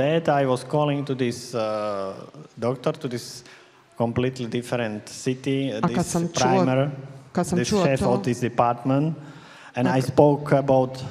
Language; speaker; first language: English; non-native, learner; Slovak